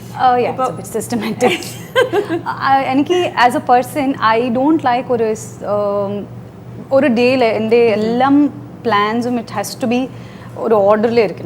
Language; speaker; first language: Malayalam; non-native, learner; Kannada